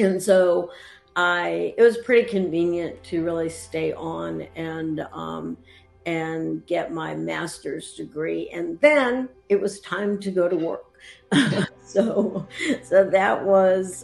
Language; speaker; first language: English; native; English